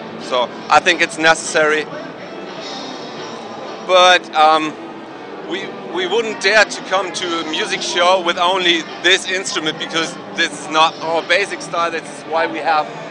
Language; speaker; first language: English; non-native, fluent; German